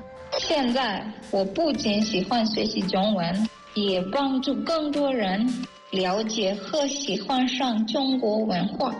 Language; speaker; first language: Chinese; non-native, fluent; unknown